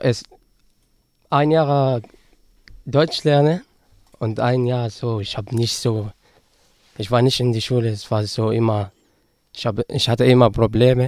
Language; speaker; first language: German; non-native, learner; Arabic